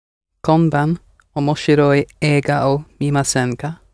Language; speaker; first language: Japanese; non-native, learner; English